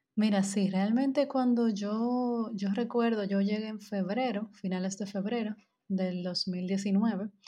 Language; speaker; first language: Spanish; native; Spanish